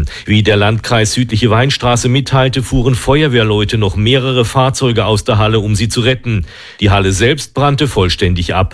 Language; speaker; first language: German; native; German